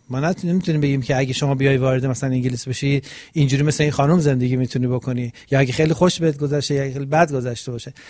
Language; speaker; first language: Persian; native; Persian